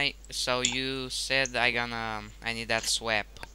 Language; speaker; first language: English; non-native, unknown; Romanian